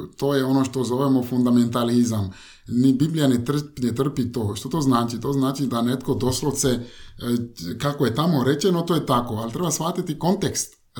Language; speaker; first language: Croatian; non-native, fluent; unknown